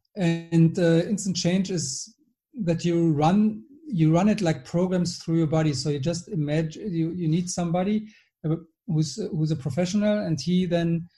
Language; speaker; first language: English; non-native, fluent; German